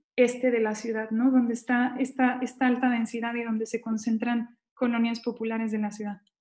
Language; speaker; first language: Spanish; native; Spanish